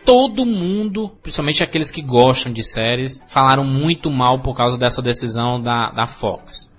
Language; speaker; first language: Portuguese; native; Portuguese